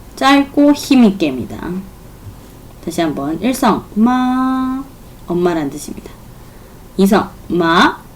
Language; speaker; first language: Korean; non-native, fluent; Chinese